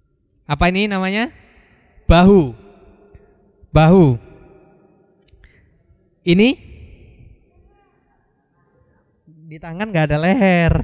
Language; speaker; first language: Indonesian; native; Indonesian